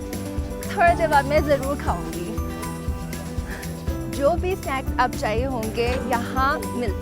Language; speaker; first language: Hindi; non-native, fluent; Chinese